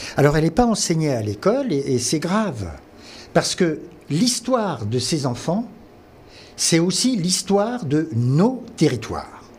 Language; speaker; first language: French; non-native, local second language; Catalan